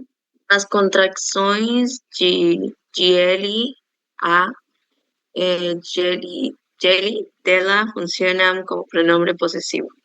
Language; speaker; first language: Portuguese; non-native, learner; Spanish